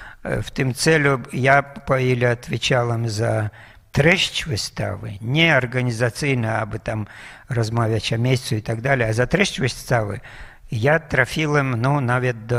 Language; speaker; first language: Polish; non-native, fluent; Russian